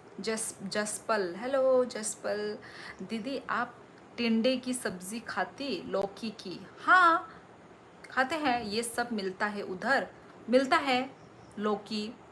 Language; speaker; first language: Hindi; non-native, local second language; Kok Borok